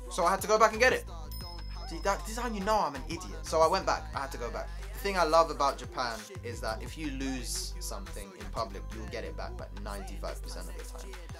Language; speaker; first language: English; native; English